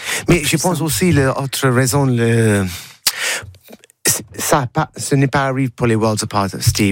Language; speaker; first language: French; non-native, learner; English